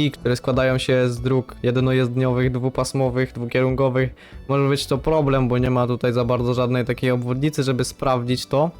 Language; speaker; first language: Polish; native; Polish